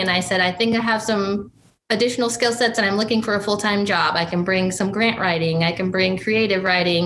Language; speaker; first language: English; native; English